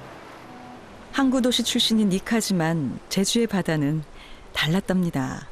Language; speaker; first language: Korean; native; Korean